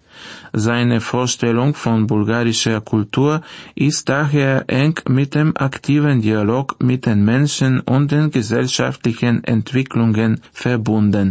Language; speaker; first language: German; non-native, fluent; Bulgarian